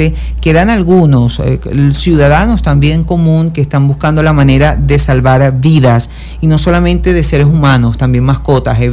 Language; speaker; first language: Spanish; native; Spanish